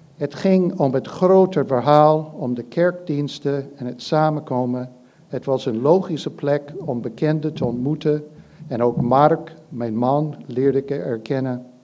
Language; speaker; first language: Dutch; non-native, fluent; English